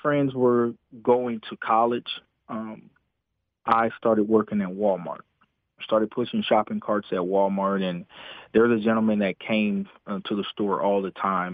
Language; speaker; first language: English; native; English